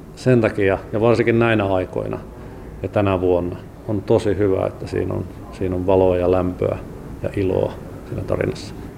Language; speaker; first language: Finnish; native; Finnish